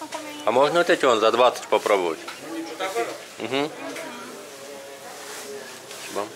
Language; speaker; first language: Russian; native; Russian